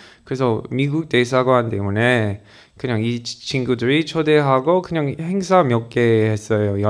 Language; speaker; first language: Korean; non-native, learner; English